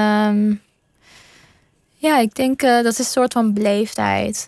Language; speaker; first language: Dutch; non-native, fluent; Persian